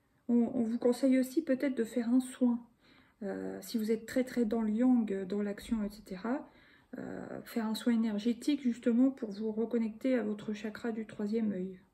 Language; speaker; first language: French; native; French